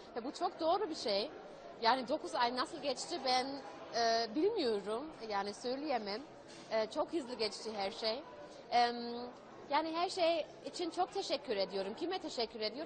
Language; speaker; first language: Turkish; early bilingual, heritage; German